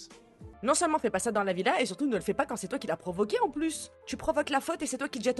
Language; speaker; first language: French; native; French